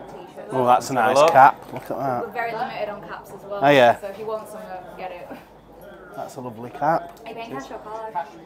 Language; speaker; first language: English; native; English